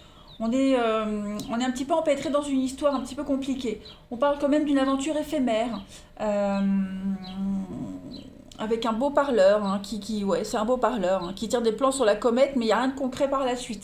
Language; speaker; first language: French; native; French